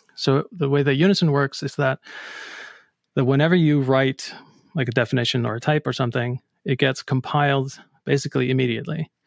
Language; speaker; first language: English; non-native, fluent; Icelandic